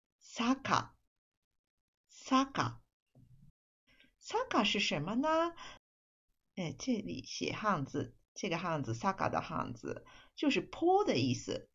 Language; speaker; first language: Chinese; non-native, fluent; Japanese